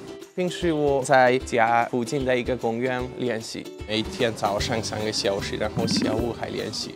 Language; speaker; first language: Chinese; non-native, fluent; Hungarian